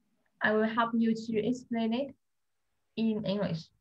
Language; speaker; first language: English; non-native, fluent; Vietnamese